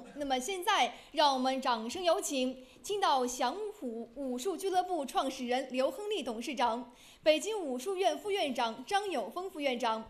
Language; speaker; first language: Chinese; native; Chinese